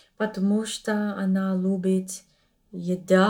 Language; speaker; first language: Russian; non-native, learner; English